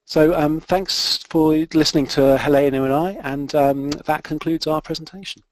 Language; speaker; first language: English; native; English